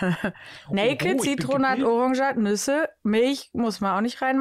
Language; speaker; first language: German; native; German